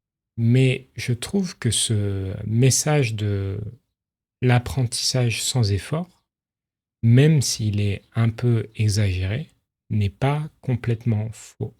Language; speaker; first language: French; native; French